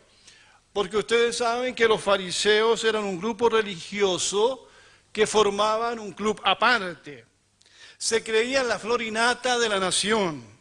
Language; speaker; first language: Spanish; native; Spanish